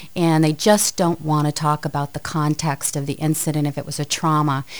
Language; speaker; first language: English; native; English